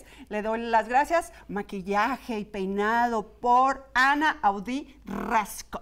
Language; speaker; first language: Spanish; native; Spanish